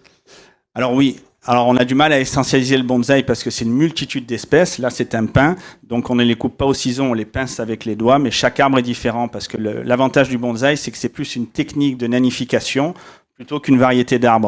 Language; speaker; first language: French; native; French